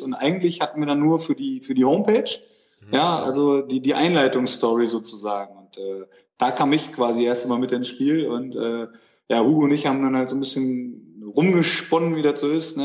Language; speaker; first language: German; native; German